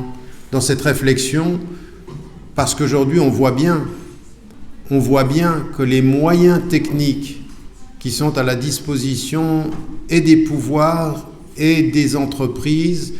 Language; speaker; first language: French; native; French